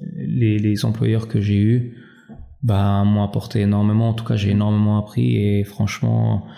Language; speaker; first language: French; early bilingual, other home language; Albanian